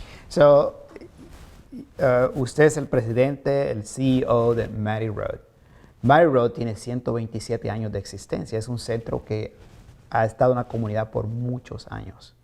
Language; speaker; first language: Spanish; native; Spanish